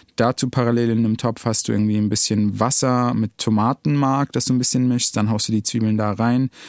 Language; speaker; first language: German; early bilingual, other home language; Arabic